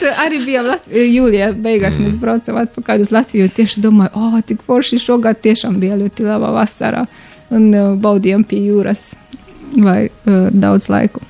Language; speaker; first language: Latvian; non-native, learner; Romanian